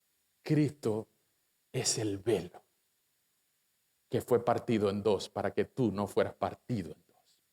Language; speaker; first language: Spanish; native; Spanish